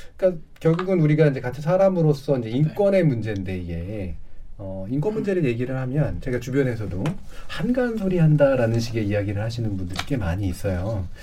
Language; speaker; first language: Korean; native; Korean